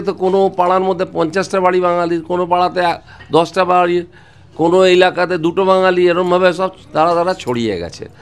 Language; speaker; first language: Bangla; non-native, local second language; Hindi